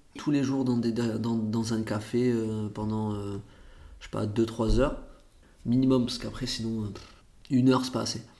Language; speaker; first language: French; early bilingual, other home language; Portuguese